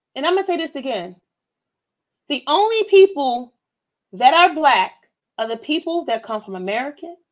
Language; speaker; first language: English; native; English